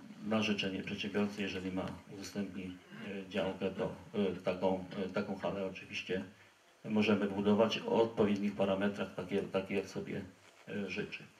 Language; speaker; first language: Polish; native; Polish